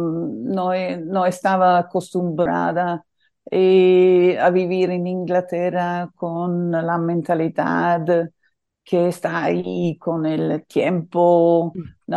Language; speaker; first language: Spanish; non-native, fluent; English